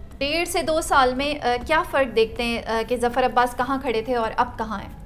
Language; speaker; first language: Urdu; native; Urdu